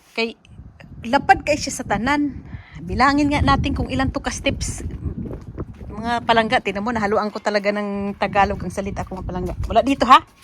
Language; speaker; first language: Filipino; native; Filipino